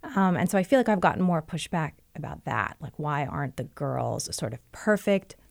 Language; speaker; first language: English; native; English